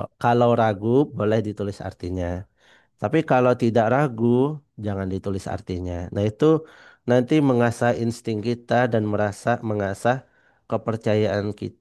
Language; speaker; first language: Indonesian; non-native, fluent; Banjar